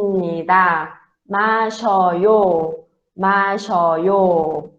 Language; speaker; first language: Korean; non-native, fluent; Portuguese